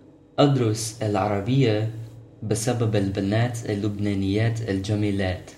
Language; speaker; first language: Arabic; non-native, fluent; English